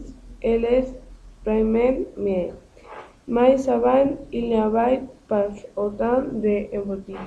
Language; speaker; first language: French; non-native, learner; Spanish